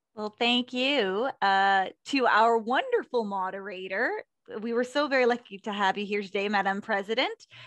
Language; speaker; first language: English; native; English